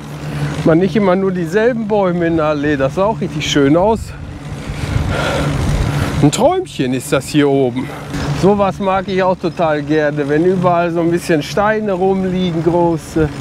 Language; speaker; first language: German; native; German